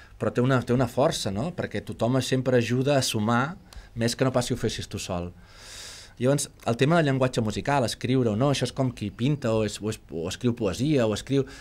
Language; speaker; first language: Catalan; native; Catalan